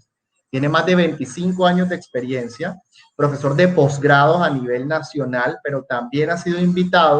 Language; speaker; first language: Spanish; native; Spanish